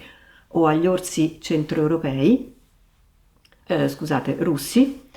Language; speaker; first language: Italian; native; Italian